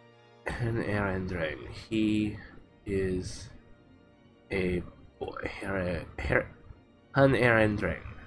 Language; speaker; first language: Danish; non-native, learner; English